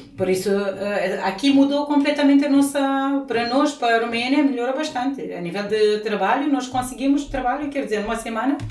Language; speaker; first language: Portuguese; non-native, fluent; Romanian